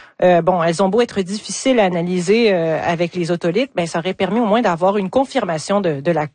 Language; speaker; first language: French; native; French